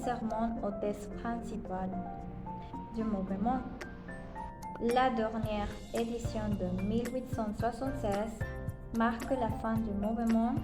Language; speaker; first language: French; non-native, learner; Spanish